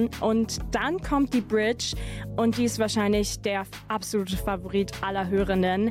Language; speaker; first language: German; native; German